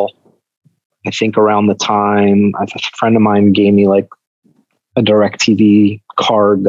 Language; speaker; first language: English; native; English